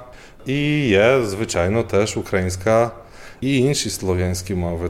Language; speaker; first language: Ukrainian; non-native, fluent; Polish